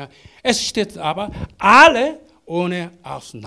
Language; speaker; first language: German; non-native, learner; Korean